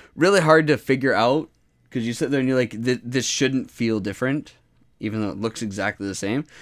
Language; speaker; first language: English; native; English